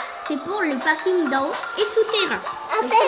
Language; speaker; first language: French; native; French